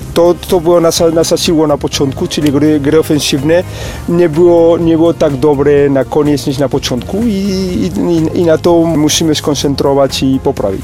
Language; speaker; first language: Polish; non-native, learner; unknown